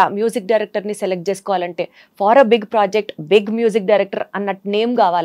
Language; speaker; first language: Telugu; native; Telugu